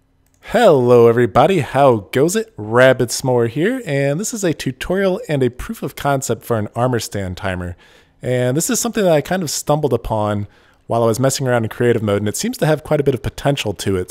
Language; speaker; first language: English; native; English